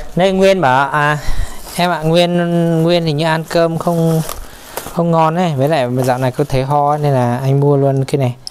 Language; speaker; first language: Vietnamese; non-native, local second language; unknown